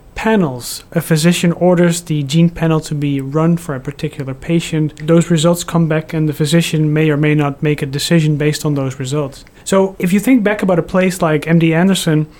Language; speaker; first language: English; non-native, fluent; Dutch